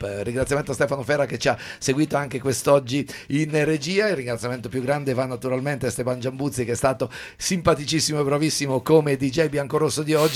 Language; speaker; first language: Italian; native; Italian